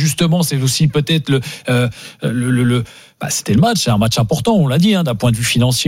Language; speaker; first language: French; native; French